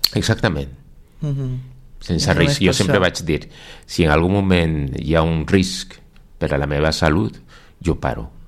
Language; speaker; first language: Catalan; non-native, fluent; Spanish